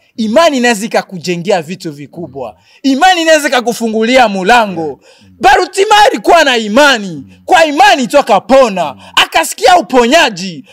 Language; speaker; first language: Swahili; non-native, local second language; Rundi